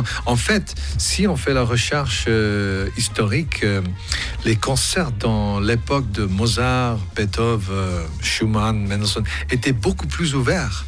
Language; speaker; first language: French; non-native, fluent; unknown